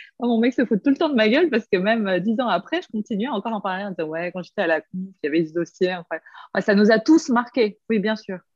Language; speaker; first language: French; early bilingual, other home language; Korean